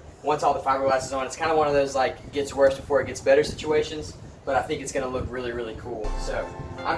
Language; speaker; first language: English; native; English